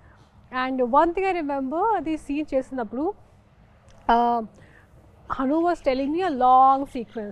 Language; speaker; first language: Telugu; non-native, fluent; Hindi